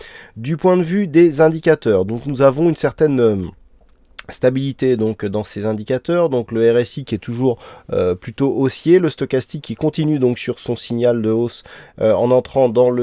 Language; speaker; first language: French; native; French